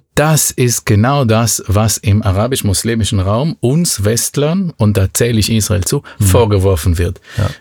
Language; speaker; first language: German; non-native, fluent; Hebrew